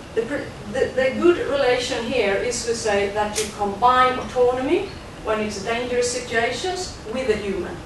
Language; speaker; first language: English; non-native, fluent; Swedish